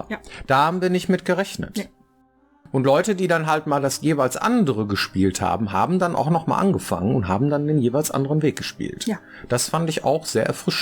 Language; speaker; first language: German; native; German